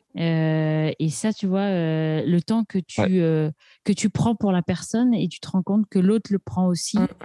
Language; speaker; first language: French; native; French